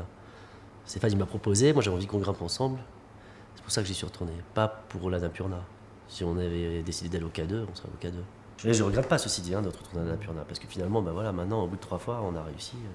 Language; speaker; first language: French; native; French